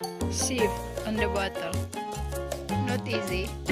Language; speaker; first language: English; non-native, learner; Indonesian